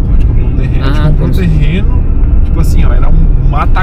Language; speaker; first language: Portuguese; native; Portuguese